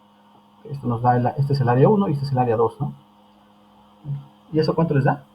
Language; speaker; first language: Spanish; native; Spanish